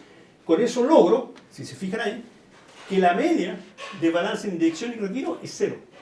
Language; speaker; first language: Spanish; native; Spanish